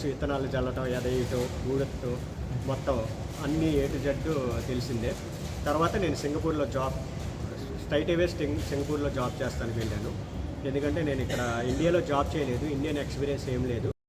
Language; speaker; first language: Telugu; native; Telugu